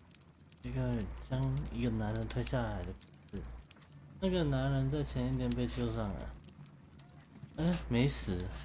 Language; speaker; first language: Chinese; native; Chinese